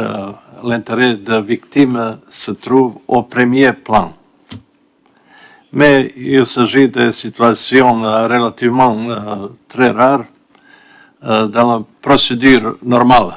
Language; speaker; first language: French; non-native, learner; Bosnian